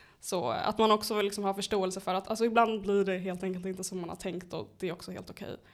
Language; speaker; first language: Swedish; native; Swedish